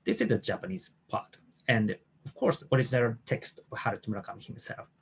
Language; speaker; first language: English; non-native, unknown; Japanese